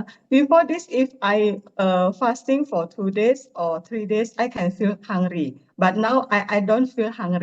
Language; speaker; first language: English; non-native, learner; Indonesian